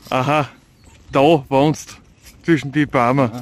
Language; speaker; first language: German; native; German